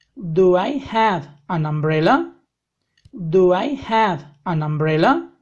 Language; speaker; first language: English; non-native, fluent; Spanish